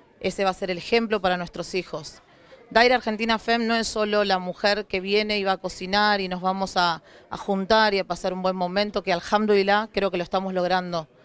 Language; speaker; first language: Spanish; native; Spanish